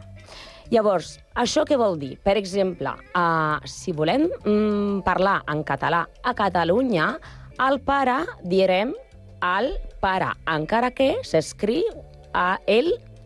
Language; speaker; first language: Catalan; native; Catalan